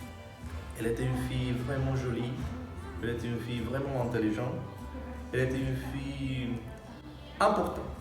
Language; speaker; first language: French; non-native, fluent; Spanish